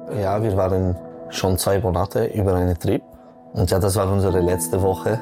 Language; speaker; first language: German; non-native, local second language; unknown